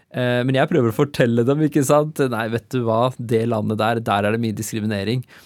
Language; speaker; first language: Norwegian; early bilingual, other home language; Urdu